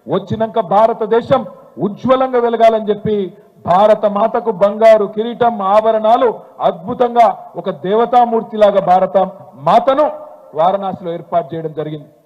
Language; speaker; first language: Telugu; native; Telugu